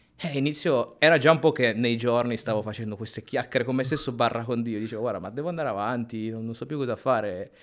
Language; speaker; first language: Italian; native; Italian